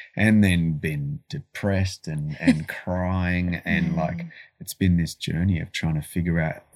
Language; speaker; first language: English; native; English